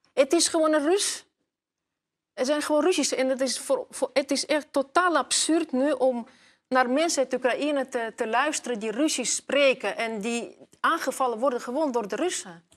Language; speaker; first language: Dutch; non-native, fluent; Russian